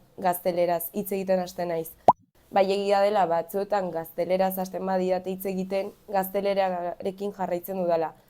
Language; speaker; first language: Basque; early bilingual, other home language; Bulgarian